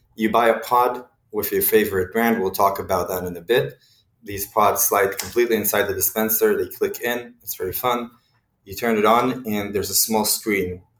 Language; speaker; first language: English; non-native, fluent; Hebrew